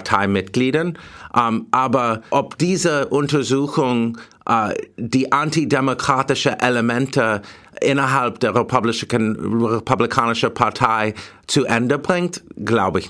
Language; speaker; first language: German; non-native, fluent; English